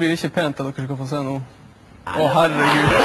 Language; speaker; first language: Norwegian; native; Norwegian